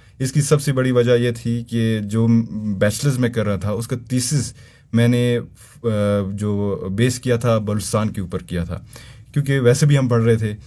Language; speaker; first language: Urdu; non-native, local second language; Brahui